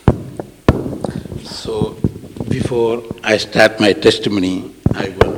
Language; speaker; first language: English; non-native, local second language; Malayalam